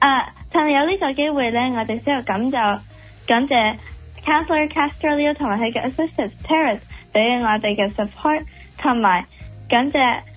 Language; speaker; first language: Cantonese; early bilingual, heritage; Cantonese